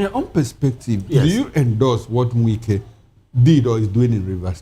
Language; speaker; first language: English; non-native, local second language; Igbo